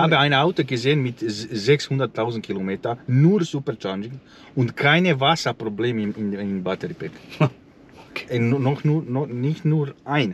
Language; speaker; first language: German; non-native, learner; Croatian